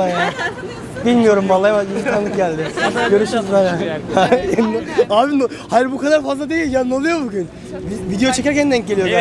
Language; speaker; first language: Turkish; native; Turkish